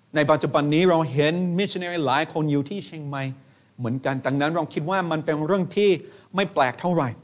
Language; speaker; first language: Thai; non-native, fluent; English